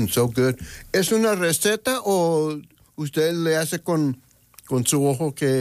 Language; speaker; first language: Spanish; early bilingual, heritage; Spanish